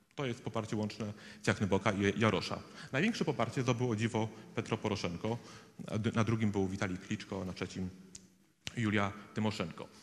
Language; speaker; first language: Polish; native; Polish